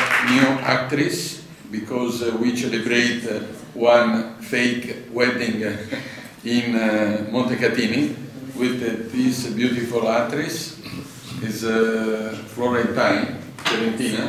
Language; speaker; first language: English; non-native, learner; Italian